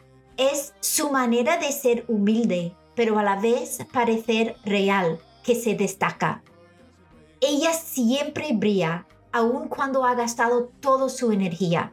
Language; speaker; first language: Spanish; non-native, fluent; English